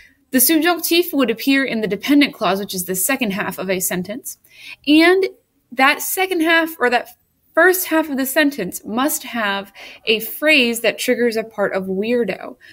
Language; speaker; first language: English; native; English